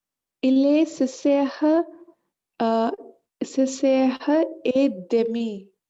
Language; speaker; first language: French; non-native, learner; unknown